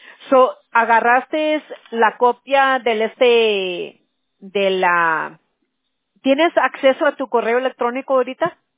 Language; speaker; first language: Spanish; early bilingual, heritage; Spanish